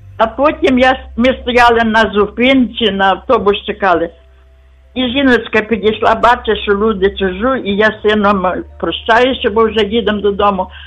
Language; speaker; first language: Ukrainian; native; Ukrainian